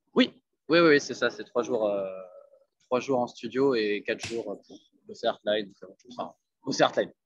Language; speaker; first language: French; native; French